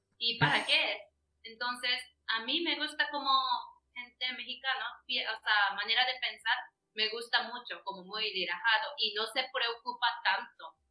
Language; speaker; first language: Spanish; non-native, learner; Japanese